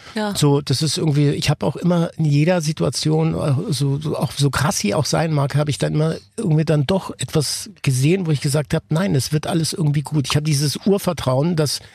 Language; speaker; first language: German; native; German